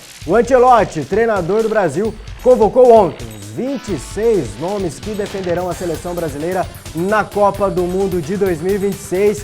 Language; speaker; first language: Portuguese; native; Portuguese